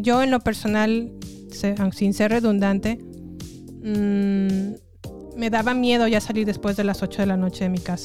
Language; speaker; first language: Spanish; native; Spanish